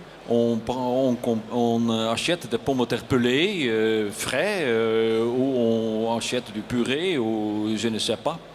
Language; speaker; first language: French; non-native, learner; Dutch